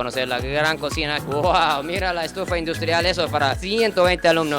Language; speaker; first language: Spanish; non-native, fluent; Japanese